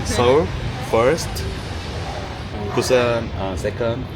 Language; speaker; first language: English; non-native, learner; Korean